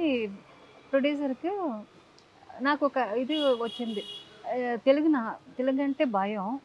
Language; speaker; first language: Telugu; non-native, local second language; Tamil